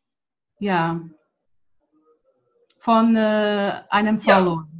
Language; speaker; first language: German; non-native, fluent; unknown